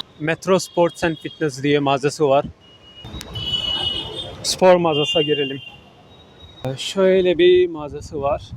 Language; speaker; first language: Turkish; non-native, fluent; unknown